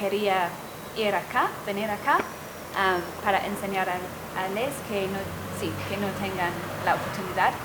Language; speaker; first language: Spanish; non-native, fluent; English